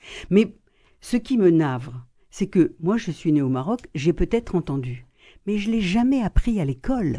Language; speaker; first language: French; native; French